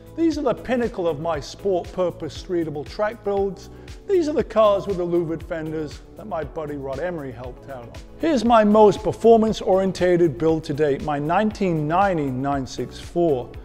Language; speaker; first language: English; native; English